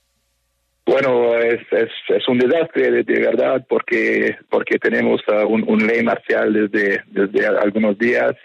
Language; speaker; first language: Spanish; non-native, fluent; French